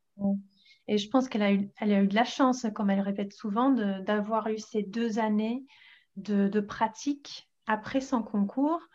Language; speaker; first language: French; non-native, fluent; English